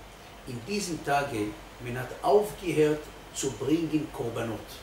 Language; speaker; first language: German; non-native, fluent; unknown